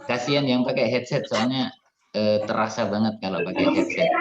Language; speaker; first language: Indonesian; native; Indonesian